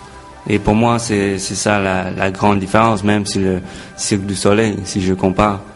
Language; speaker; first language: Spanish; non-native, learner; French